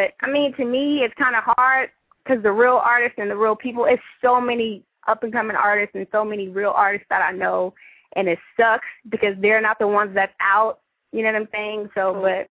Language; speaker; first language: English; native; English